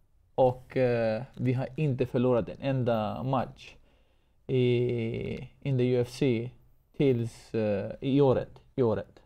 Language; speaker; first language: Swedish; non-native, fluent; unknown